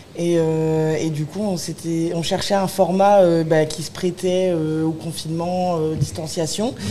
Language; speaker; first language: French; native; French